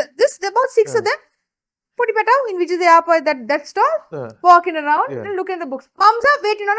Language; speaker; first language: English; non-native, local second language; Sinhala